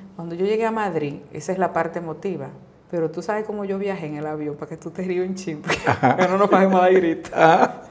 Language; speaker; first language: Spanish; native; Spanish